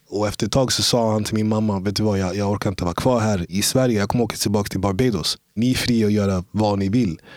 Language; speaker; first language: Swedish; early bilingual, other home language; English